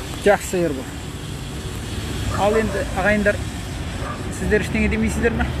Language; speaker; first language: Kazakh; native; Kazakh